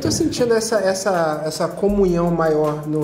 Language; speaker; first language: Portuguese; native; Portuguese